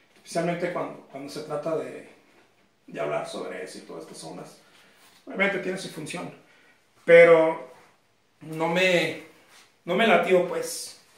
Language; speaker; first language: Spanish; native; Spanish